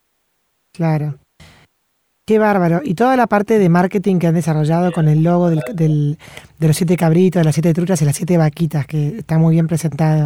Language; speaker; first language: Spanish; native; Spanish